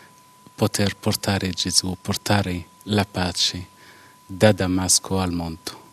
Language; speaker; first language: Italian; non-native, fluent; Arabic